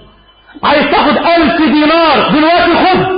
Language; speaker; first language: Arabic; native; Arabic